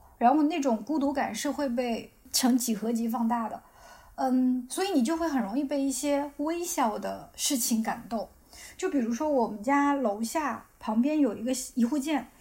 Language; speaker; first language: Chinese; native; Chinese